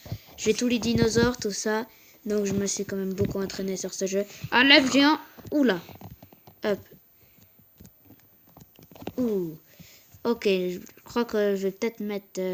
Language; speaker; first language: French; native; French